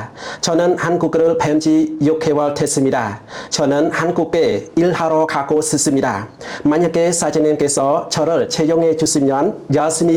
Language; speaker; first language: Korean; non-native, learner; Khmer